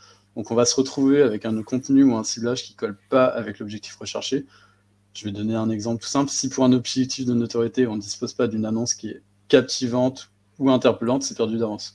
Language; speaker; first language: French; native; French